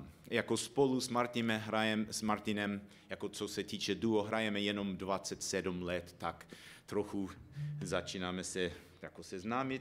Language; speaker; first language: Czech; non-native, fluent; English